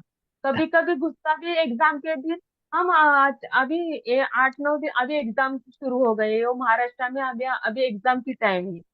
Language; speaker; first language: Hindi; non-native, local second language; Marathi